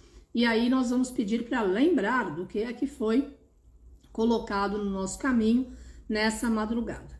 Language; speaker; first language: Portuguese; native; Portuguese